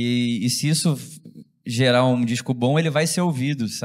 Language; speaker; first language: Portuguese; native; Portuguese